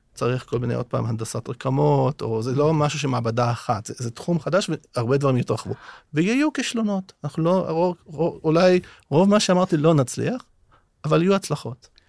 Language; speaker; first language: Hebrew; non-native, local second language; Arabic